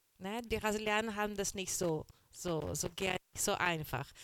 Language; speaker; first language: German; non-native, learner; Portuguese